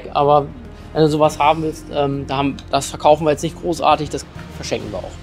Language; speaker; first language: German; native; German